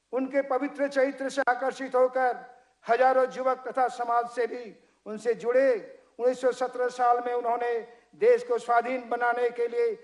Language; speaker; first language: Hindi; non-native, local second language; Bangla